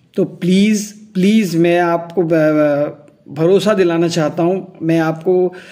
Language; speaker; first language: Hindi; non-native, local second language; Urdu